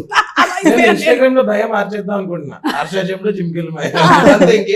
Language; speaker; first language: Telugu; native; Telugu